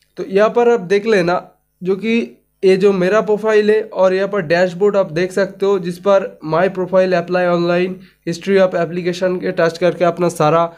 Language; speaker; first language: Hindi; non-native, local second language; Bangla